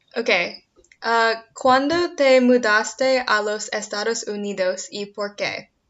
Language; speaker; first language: Spanish; early bilingual, heritage; Spanish